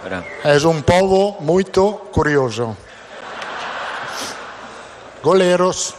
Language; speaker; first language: Portuguese; non-native, fluent; Italian